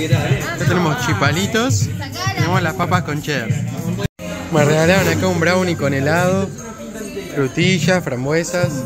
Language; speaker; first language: Spanish; native; Spanish